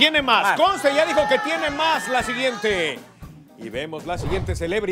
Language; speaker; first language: Spanish; native; Spanish